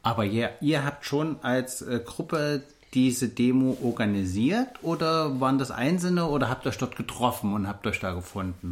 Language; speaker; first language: German; native; German